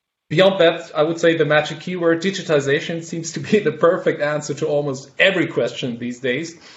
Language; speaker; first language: English; non-native, fluent; German